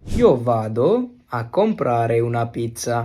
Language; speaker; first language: Italian; non-native, fluent; Bangla